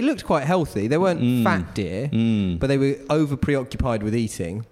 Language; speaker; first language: English; native; English